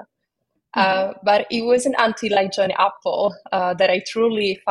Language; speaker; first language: English; non-native, fluent; Italian